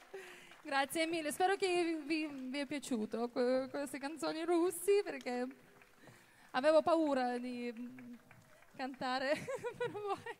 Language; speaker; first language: Italian; non-native, fluent; Russian